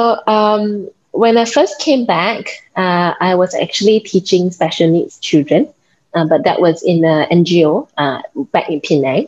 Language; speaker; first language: English; non-native, local second language; Min Nan Chinese